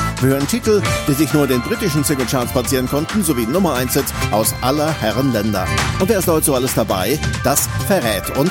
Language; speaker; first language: German; native; German